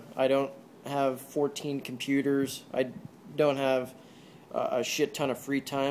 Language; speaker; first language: English; native; English